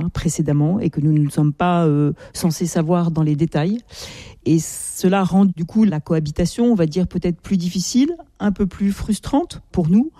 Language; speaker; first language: French; native; French